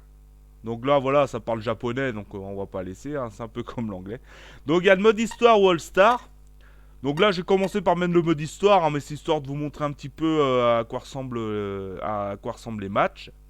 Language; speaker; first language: French; native; French